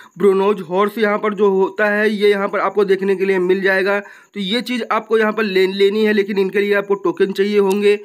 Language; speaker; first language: Hindi; native; Hindi